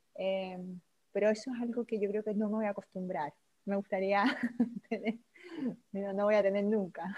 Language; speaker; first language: Spanish; native; Spanish